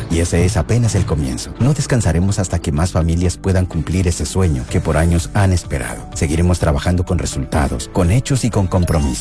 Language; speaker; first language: Spanish; native; Spanish